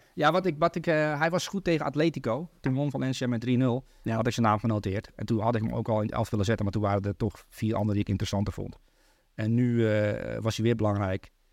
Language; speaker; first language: Dutch; early bilingual, other home language; Turkish